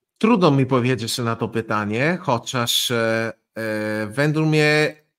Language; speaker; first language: Polish; non-native, fluent; Italian